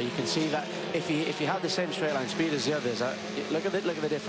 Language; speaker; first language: English; native; English